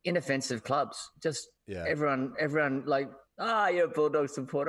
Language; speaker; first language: English; native; English